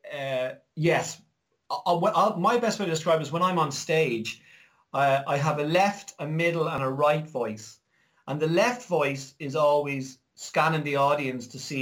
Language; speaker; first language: English; native; English